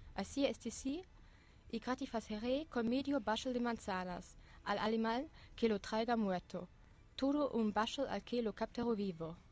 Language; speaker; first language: Spanish; non-native, fluent; German